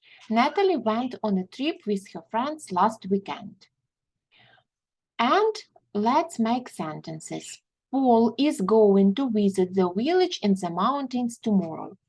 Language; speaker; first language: English; non-native, fluent; Ukrainian